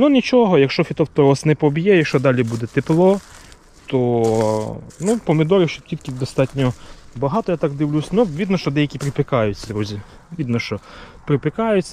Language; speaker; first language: Ukrainian; native; Ukrainian